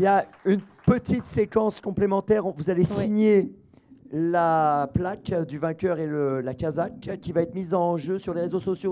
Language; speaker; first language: French; native; French